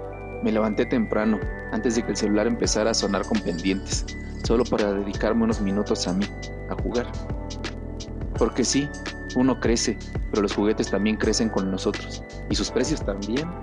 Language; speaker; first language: Spanish; native; Spanish